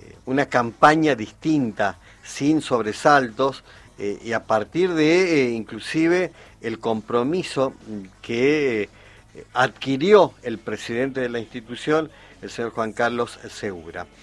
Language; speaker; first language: Spanish; native; Spanish